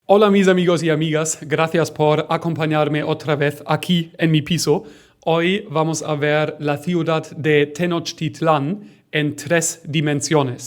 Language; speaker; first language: Spanish; non-native, fluent; German